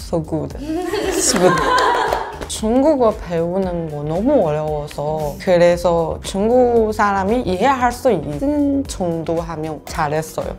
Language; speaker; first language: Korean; non-native, learner; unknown